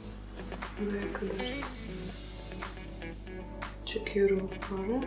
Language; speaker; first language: Turkish; non-native, fluent; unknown